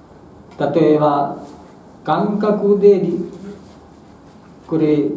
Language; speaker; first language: Japanese; non-native, fluent; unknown